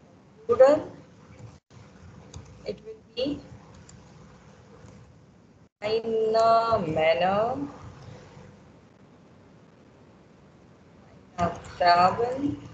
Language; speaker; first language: German; non-native, fluent; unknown